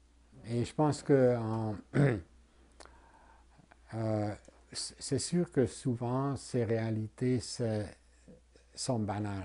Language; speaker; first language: French; non-native, fluent; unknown